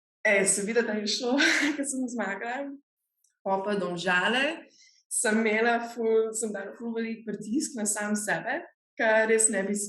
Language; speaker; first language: Slovenian; early bilingual, heritage; Slovenian